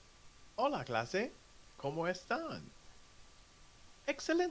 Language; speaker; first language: Spanish; non-native, fluent; English